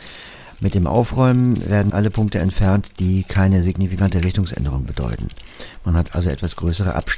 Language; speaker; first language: German; native; German